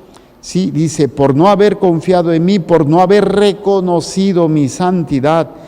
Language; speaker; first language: Spanish; native; Spanish